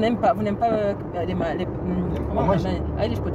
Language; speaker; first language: French; non-native, learner; Kinyarwanda